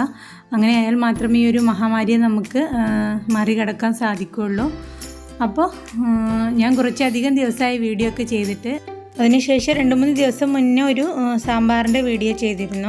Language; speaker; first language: Malayalam; native; Malayalam